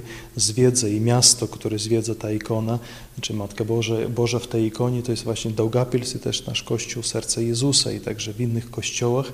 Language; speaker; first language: Polish; non-native, local second language; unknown